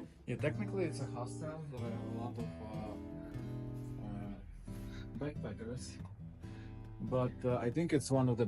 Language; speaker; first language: English; non-native, fluent; Russian